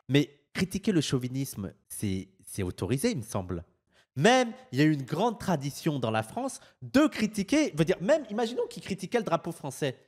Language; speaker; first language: French; native; French